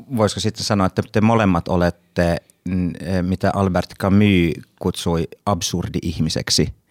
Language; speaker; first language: Finnish; non-native, local second language; Swedish